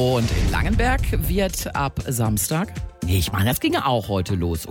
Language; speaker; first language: German; native; German